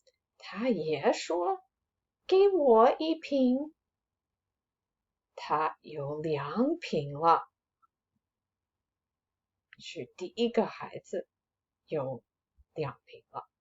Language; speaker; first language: Chinese; non-native, fluent; English